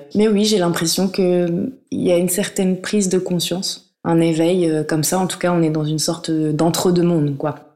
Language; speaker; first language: French; native; French